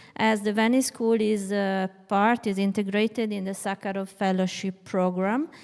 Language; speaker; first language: English; non-native, fluent; Italian